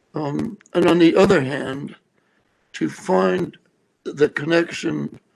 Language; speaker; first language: English; native; English